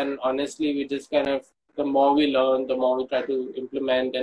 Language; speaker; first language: English; non-native, local second language; Hindi